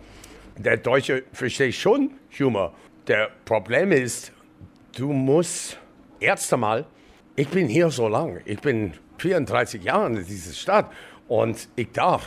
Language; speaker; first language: German; non-native, learner; English